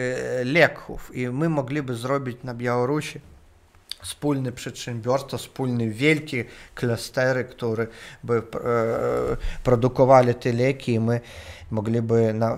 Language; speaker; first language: Polish; non-native, learner; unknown